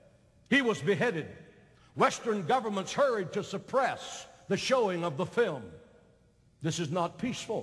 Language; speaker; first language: English; native; English